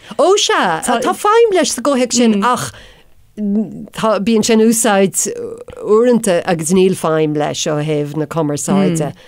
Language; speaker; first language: Irish; non-native, local second language; English